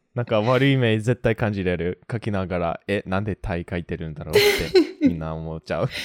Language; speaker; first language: Japanese; non-native, fluent; English